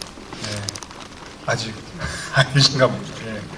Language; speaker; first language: Korean; native; Korean